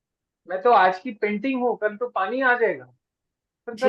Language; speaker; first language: Hindi; native; Hindi